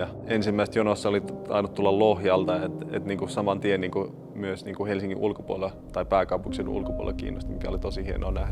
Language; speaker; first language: Finnish; native; Finnish